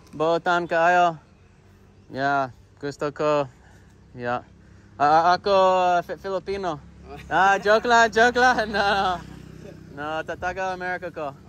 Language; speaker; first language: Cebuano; non-native, learner; English